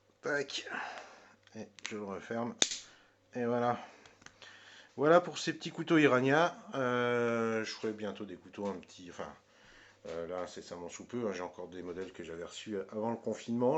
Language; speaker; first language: French; native; French